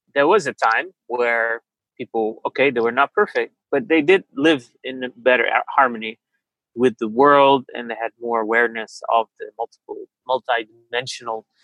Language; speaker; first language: English; early bilingual, other home language; Portuguese